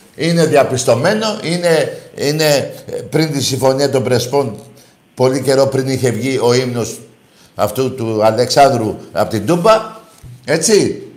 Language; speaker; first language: Greek; native; Greek